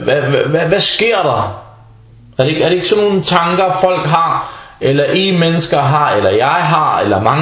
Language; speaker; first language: Danish; early bilingual, other home language; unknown